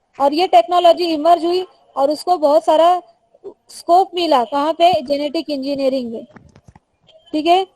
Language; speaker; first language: Hindi; non-native, local second language; Marathi